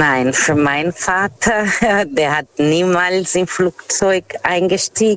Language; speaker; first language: German; non-native, fluent; Portuguese